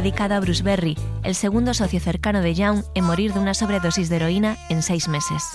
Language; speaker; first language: Spanish; native; Spanish